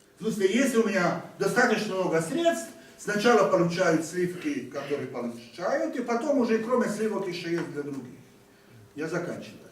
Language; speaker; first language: Russian; non-native, fluent; Hungarian